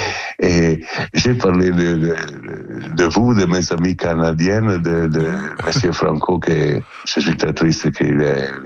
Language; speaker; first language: French; non-native, learner; Italian